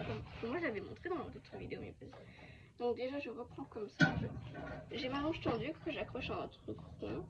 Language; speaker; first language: French; native; French